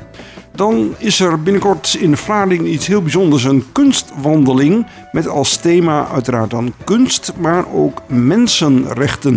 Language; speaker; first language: Dutch; native; Dutch